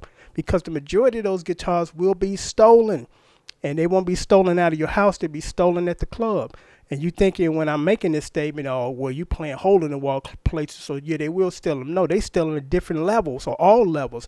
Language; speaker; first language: English; native; English